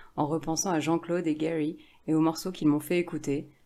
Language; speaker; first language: French; native; French